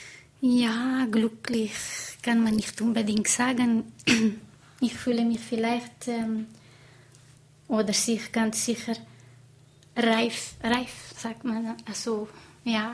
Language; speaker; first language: German; non-native, fluent; Portuguese